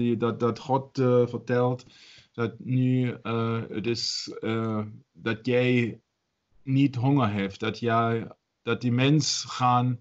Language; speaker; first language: Dutch; non-native, learner; German